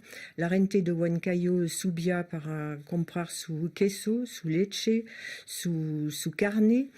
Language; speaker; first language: Spanish; non-native, fluent; French